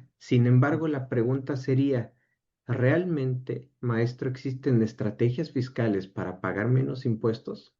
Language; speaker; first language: Spanish; native; Spanish